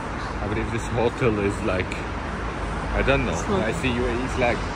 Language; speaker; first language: English; non-native, fluent; Arabic